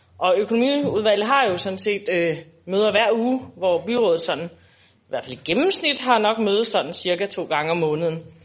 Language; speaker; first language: Danish; native; Danish